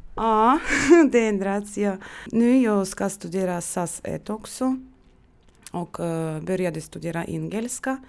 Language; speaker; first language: Swedish; non-native, fluent; Russian